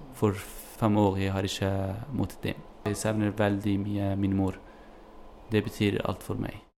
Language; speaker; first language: Norwegian; non-native, learner; Kurdish